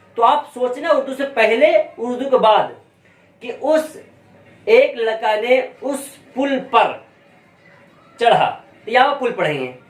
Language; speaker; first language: Hindi; native; Hindi